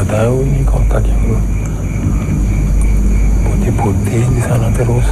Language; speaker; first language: Indonesian; non-native, fluent; English